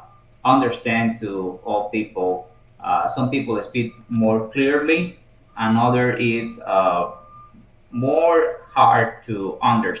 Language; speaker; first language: English; non-native, learner; Spanish